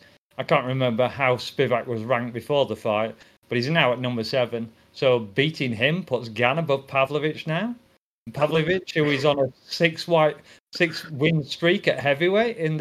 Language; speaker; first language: English; native; English